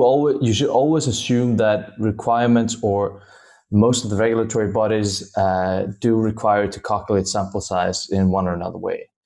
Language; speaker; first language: English; non-native, fluent; Danish